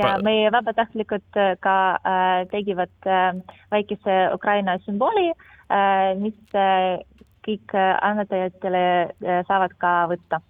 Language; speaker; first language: Estonian; non-native, learner; Ukrainian